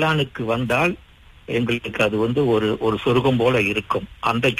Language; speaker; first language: Tamil; early bilingual, heritage; Tamil